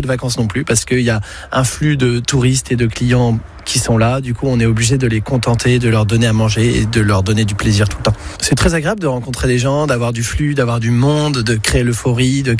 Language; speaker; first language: French; native; French